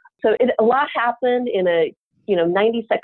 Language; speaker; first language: English; native; English